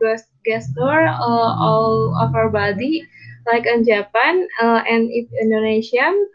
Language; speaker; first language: English; non-native, learner; Indonesian